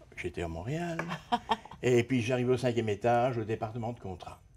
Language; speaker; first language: French; native; French